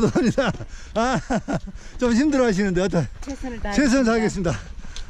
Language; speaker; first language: Korean; native; Korean